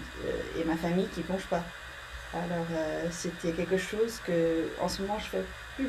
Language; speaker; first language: French; early bilingual, heritage; English